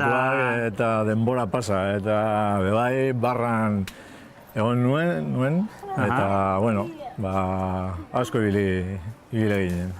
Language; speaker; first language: Basque; non-native, local second language; Spanish